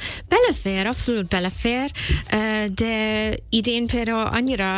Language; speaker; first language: Hungarian; non-native, fluent; English